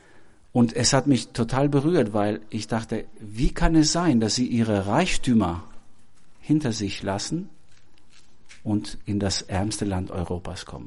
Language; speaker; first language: German; non-native, fluent; Albanian